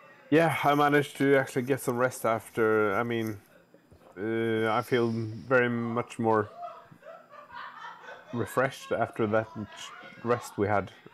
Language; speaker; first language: English; non-native, fluent; Norwegian